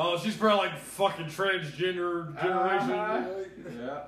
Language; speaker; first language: English; native; English